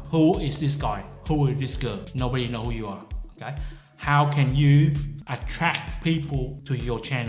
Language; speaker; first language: English; non-native, fluent; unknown